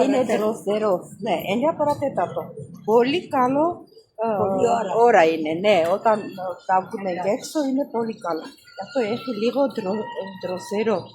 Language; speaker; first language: Greek; non-native, learner; Armenian